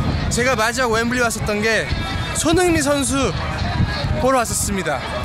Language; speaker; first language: Korean; early bilingual, heritage; Korean